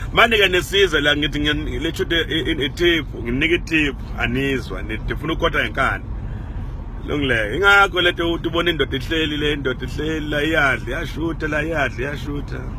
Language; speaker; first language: Zulu; native; Zulu